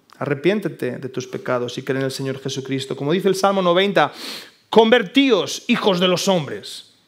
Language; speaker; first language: Spanish; native; Spanish